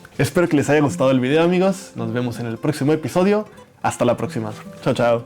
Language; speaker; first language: Spanish; native; Spanish